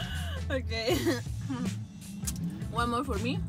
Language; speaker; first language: English; non-native, learner; Spanish